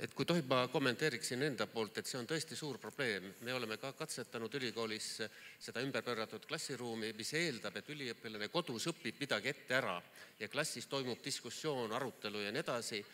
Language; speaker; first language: Estonian; native; Estonian